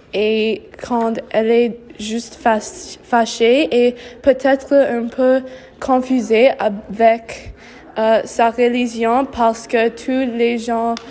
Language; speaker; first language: French; non-native, learner; English